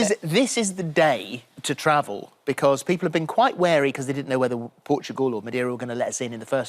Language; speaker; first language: English; native; English